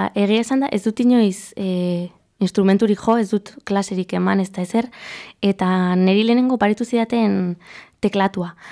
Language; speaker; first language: Basque; non-native, local second language; Spanish